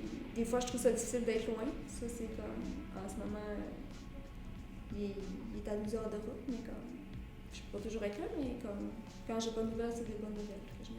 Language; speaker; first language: French; native; French